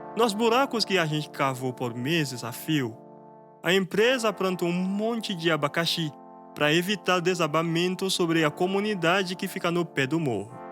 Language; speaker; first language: Portuguese; non-native, fluent; Haitian Creole